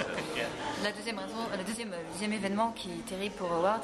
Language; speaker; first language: French; native; French